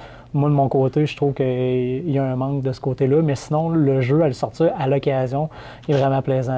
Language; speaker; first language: French; native; French